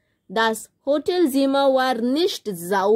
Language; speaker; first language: German; non-native, fluent; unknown